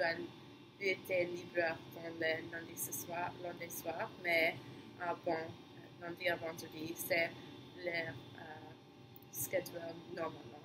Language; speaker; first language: French; non-native, learner; English